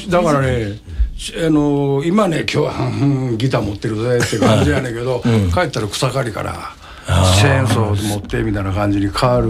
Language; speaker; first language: Japanese; native; Japanese